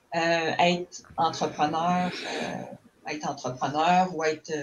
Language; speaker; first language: French; native; French